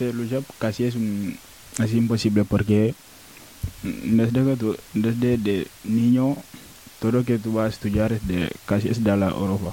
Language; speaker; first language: Spanish; non-native, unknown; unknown